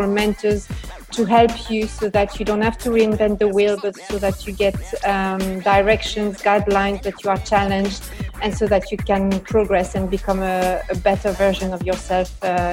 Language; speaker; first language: English; non-native, fluent; French